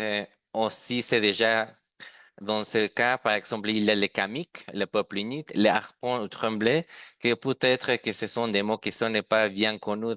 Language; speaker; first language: French; non-native, fluent; Spanish